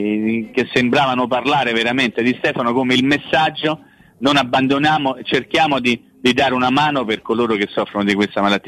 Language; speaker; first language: Italian; native; Italian